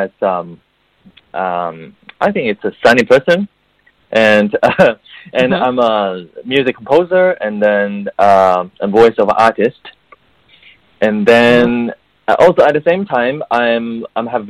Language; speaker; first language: English; non-native, fluent; Chinese